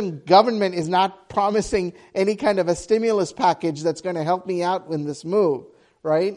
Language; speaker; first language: English; non-native, local second language; Tamil